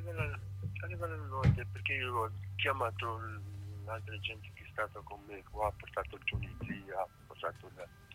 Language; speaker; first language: Italian; non-native, learner; Arabic